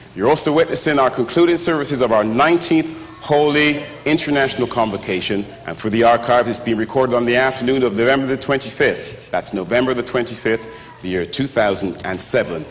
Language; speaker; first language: English; native; English